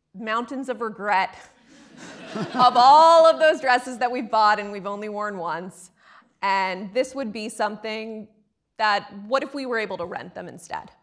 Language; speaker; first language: English; native; English